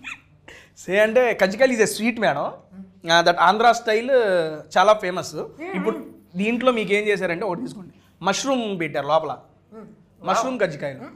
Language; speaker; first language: Telugu; native; Telugu